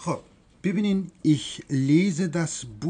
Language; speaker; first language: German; non-native, fluent; Persian